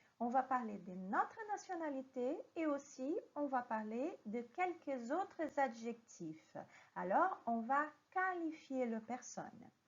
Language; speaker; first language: French; non-native, fluent; Portuguese